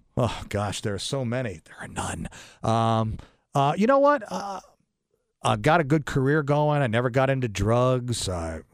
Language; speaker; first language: English; native; English